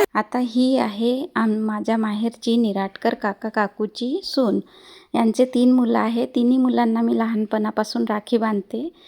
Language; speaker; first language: Marathi; non-native, local second language; Hindi